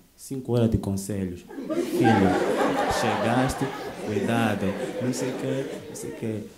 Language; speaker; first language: Portuguese; native; Portuguese